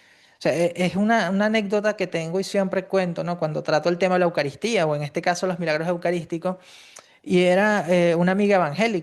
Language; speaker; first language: Spanish; native; Spanish